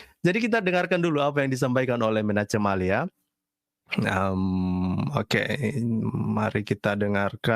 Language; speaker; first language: Indonesian; native; Indonesian